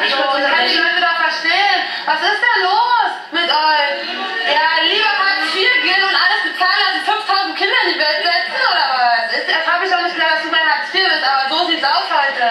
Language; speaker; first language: German; native; German